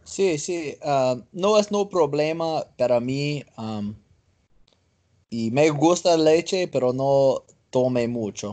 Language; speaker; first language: Spanish; non-native, learner; English